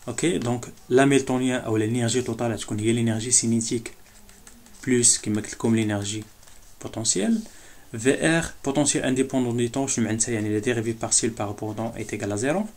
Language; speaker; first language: French; non-native, local second language; Arabic